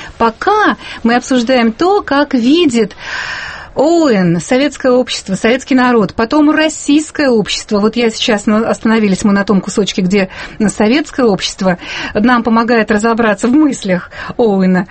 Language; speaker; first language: Russian; native; Russian